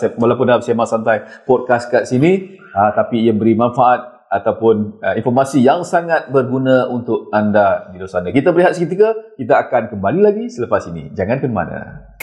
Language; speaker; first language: Malay; native; Malay